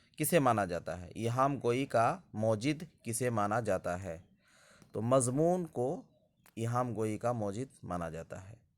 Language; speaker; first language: Urdu; native; Urdu